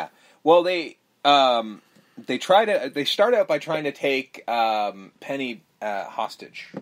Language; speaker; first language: English; native; English